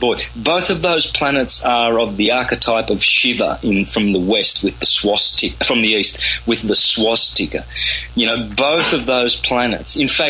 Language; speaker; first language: English; native; English